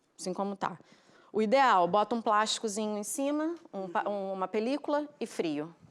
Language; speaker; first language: Portuguese; native; Portuguese